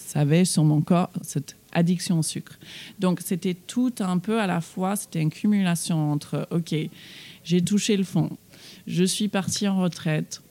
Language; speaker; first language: French; non-native, fluent; English